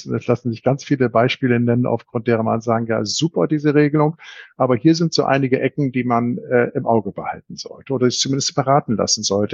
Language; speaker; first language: German; native; German